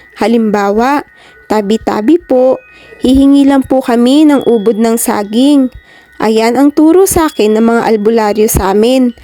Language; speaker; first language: Filipino; native; Filipino